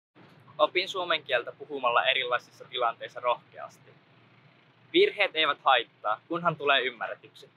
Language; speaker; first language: Finnish; early bilingual, other home language; Nepali